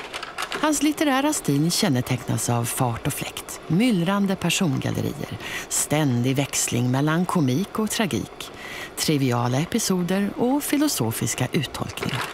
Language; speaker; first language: Swedish; native; Swedish